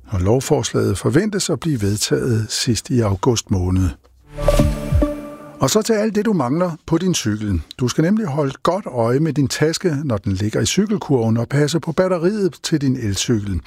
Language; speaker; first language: Danish; native; Danish